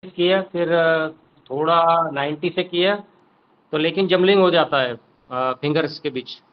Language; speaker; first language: Hindi; non-native, local second language; Marathi